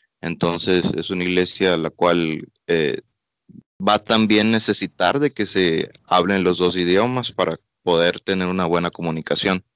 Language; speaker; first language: Spanish; native; Spanish